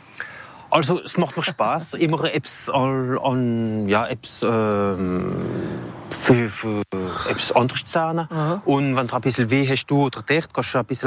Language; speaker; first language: German; non-native, local second language; French